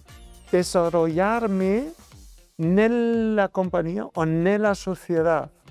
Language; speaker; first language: Spanish; non-native, fluent; German